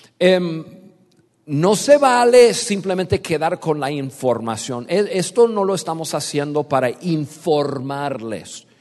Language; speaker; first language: Spanish; non-native, fluent; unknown